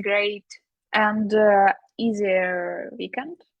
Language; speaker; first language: English; non-native, learner; Ukrainian